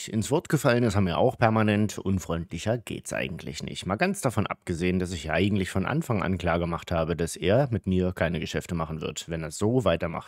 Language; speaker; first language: German; native; German